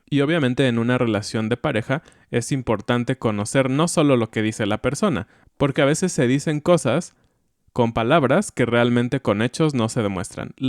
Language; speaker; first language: Spanish; native; Spanish